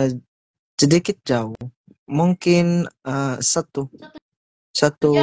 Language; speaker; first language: Indonesian; non-native, learner; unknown